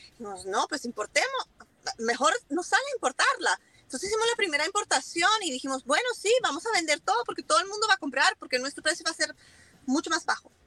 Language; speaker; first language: Spanish; non-native, fluent; Italian